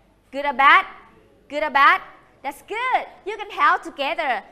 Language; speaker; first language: English; non-native, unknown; Thai